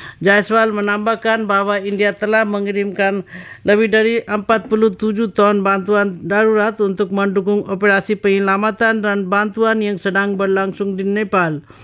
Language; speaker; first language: Indonesian; non-native, fluent; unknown